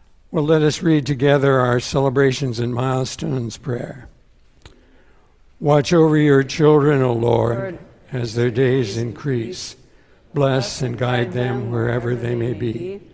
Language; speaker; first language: English; native; English